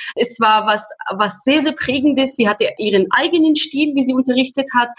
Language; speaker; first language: German; non-native, fluent; Georgian